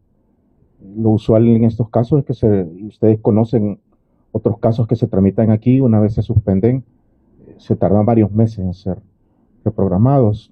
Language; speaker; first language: Spanish; native; Spanish